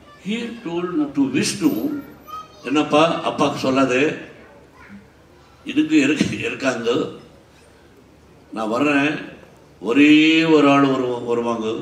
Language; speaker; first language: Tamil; non-native, learner; Telugu